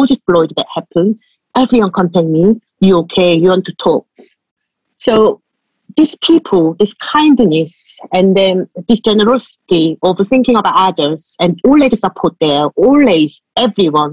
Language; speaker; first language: English; non-native, fluent; Korean